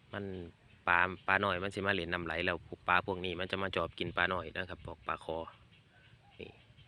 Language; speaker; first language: Thai; native; Thai